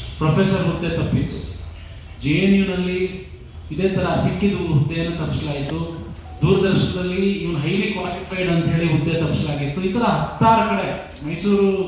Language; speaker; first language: Kannada; non-native, local second language; Lambadi